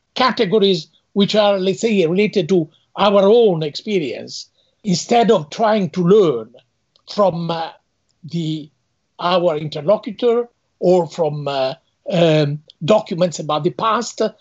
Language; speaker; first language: English; non-native, fluent; Italian